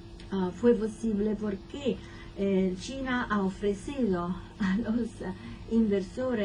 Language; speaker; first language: Spanish; non-native, fluent; Italian